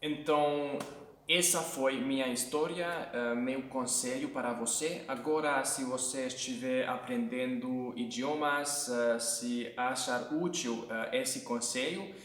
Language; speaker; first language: Portuguese; non-native, fluent; Hungarian